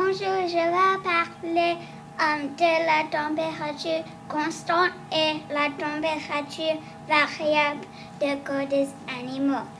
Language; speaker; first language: French; non-native, learner; English